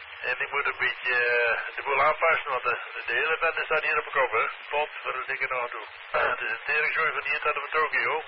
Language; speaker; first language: Dutch; native; Dutch